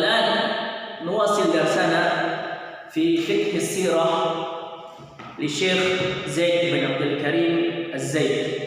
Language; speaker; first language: Arabic; non-native, fluent; Indonesian